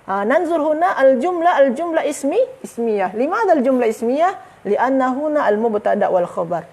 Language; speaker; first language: Arabic; non-native, fluent; Malay